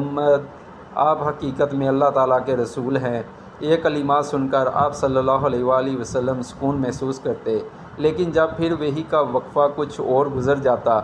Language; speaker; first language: Urdu; native; Urdu